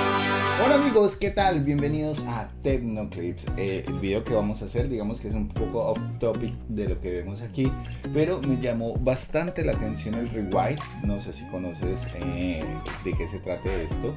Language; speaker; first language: Spanish; native; Spanish